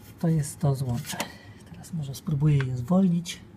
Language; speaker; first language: Polish; native; Polish